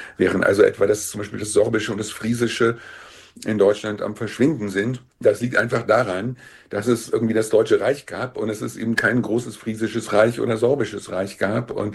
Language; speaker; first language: German; native; German